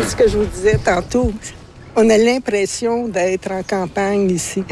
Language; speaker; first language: French; native; French